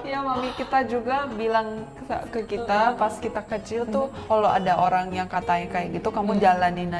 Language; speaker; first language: Indonesian; early bilingual, other home language; Korean